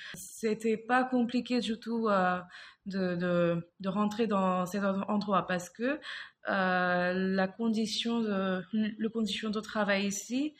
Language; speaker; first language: French; non-native, fluent; Bangla